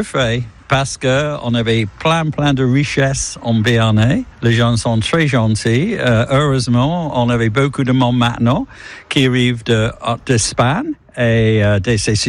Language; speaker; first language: French; non-native, fluent; English